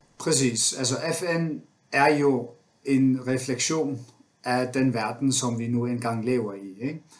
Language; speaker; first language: Danish; non-native, local second language; Faroese